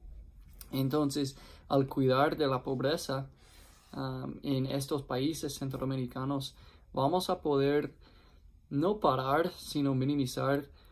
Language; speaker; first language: Spanish; non-native, fluent; English